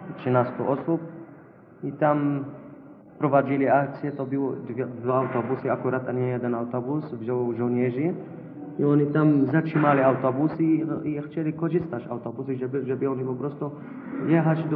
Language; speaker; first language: Polish; non-native, learner; Arabic